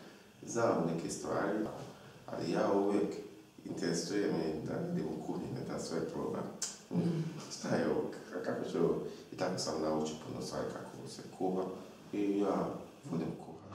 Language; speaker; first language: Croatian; non-native, learner; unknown